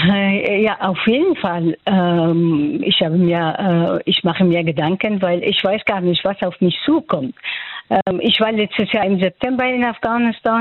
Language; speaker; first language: German; non-native, fluent; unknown